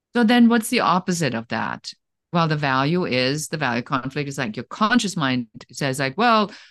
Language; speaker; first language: English; non-native, fluent; German